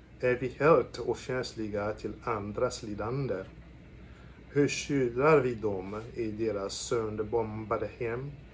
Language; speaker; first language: Swedish; non-native, fluent; French